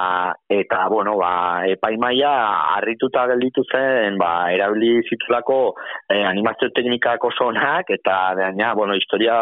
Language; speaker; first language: Basque; native; Basque